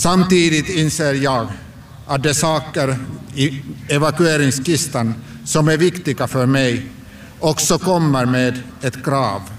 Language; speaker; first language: Swedish; non-native, local second language; Finnish